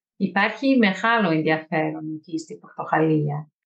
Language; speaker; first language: Greek; non-native, fluent; Portuguese